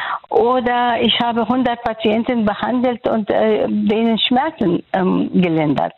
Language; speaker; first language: German; non-native, fluent; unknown